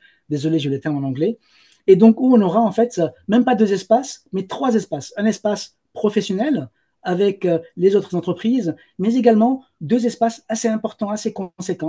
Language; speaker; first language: French; native; French